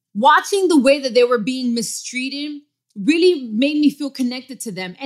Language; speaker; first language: English; early bilingual, other home language; Spanish